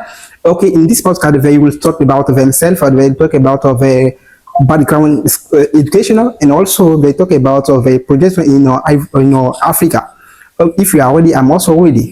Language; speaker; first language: English; non-native, learner; French